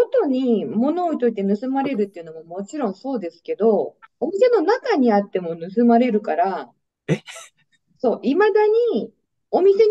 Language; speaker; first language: Japanese; native; Japanese